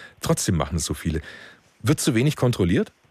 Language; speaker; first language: German; native; German